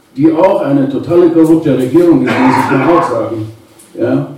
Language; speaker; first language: German; non-native, fluent; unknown